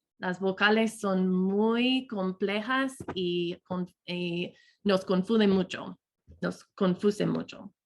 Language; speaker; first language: Spanish; non-native, fluent; English